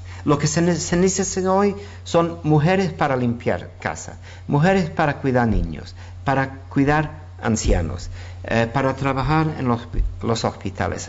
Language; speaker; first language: Spanish; non-native, fluent; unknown